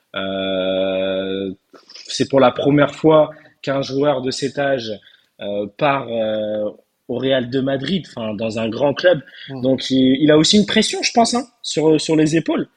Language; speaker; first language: French; early bilingual, heritage; Turkish